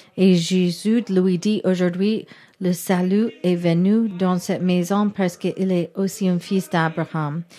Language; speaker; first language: French; non-native, learner; English